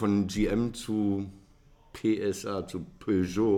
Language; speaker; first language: German; native; German